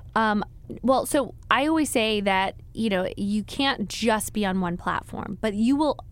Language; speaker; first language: English; native; English